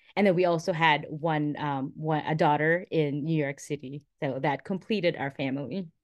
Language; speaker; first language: English; non-native, local second language; Filipino